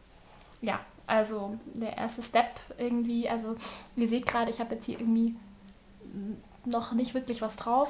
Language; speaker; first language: German; native; German